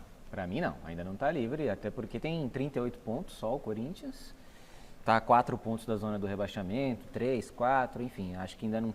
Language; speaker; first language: Portuguese; native; Portuguese